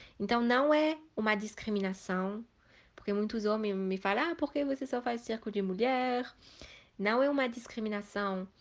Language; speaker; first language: Portuguese; early bilingual, heritage; Portuguese